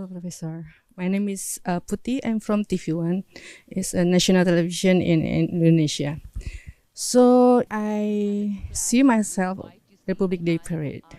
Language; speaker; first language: English; non-native, learner; Indonesian